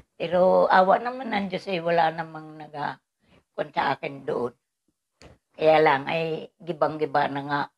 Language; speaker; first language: Filipino; native; Filipino